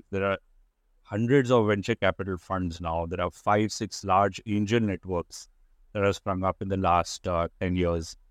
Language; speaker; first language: English; non-native, local second language; Hindi